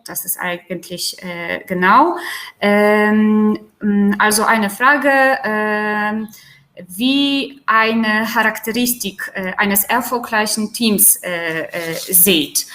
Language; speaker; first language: German; non-native, fluent; Polish